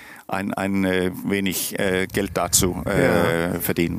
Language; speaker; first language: German; non-native, learner; Danish